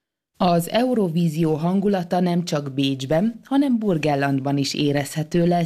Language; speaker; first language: Hungarian; native; Hungarian